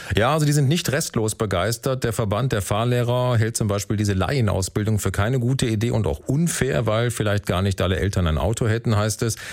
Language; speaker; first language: German; native; German